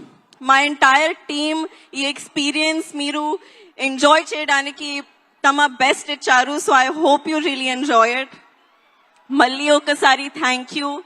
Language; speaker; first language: Telugu; non-native, fluent; Hindi